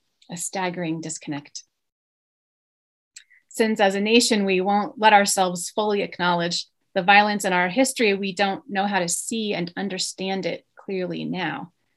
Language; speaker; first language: English; native; English